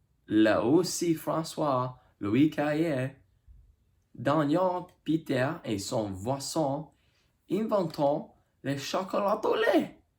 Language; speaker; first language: French; non-native, learner; English